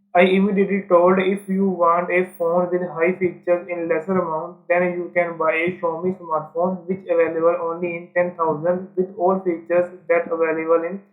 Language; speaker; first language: English; non-native, local second language; Punjabi